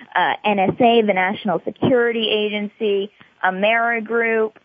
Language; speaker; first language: English; native; English